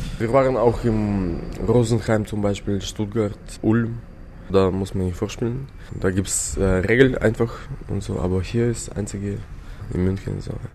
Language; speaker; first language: German; non-native, fluent; Russian